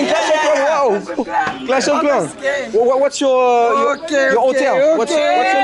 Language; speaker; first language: English; non-native, learner; French